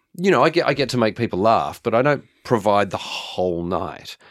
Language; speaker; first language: English; native; English